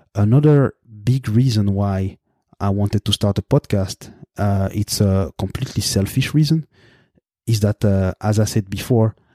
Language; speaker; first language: English; non-native, fluent; French